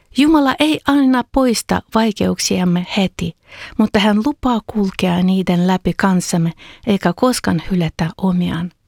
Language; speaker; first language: Finnish; non-native, fluent; Ukrainian